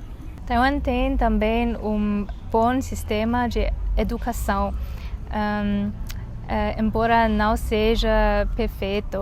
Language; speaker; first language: Portuguese; non-native, learner; Chinese